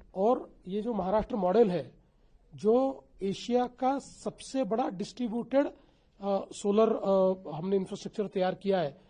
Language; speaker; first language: Hindi; non-native, local second language; Marathi